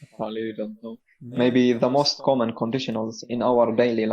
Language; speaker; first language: English; non-native, learner; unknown